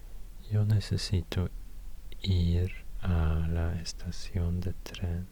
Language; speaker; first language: Spanish; non-native, learner; Swedish